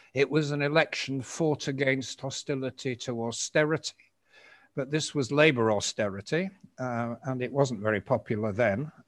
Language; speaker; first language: English; native; English